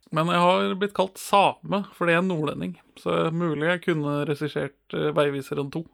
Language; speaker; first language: Norwegian; native; Norwegian